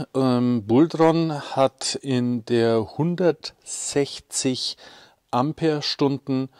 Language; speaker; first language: German; native; German